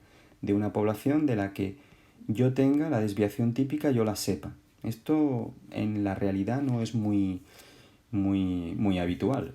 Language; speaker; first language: Spanish; native; Spanish